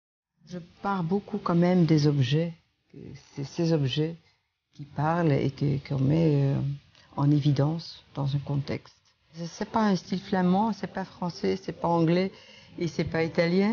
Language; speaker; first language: French; non-native, local second language; Dutch